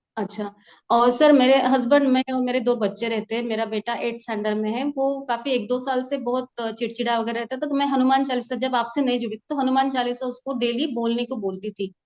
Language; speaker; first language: Hindi; non-native, local second language; Marathi